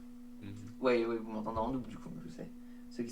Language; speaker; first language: French; native; French